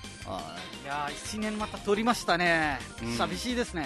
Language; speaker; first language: Japanese; non-native, fluent; Nepali